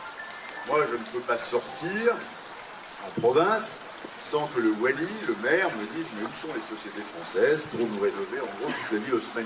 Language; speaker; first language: French; native; French